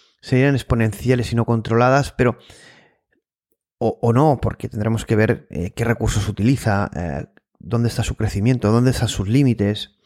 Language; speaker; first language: Spanish; native; Spanish